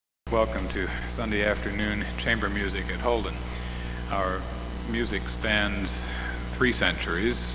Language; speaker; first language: English; native; English